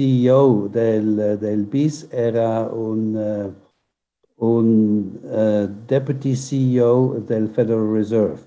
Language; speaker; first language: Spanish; non-native, fluent; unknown